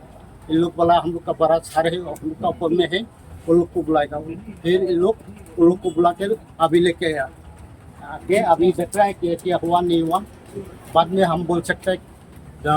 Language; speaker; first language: Hindi; non-native, local second language; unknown